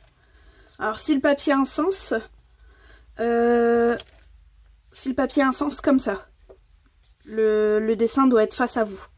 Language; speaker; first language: French; native; French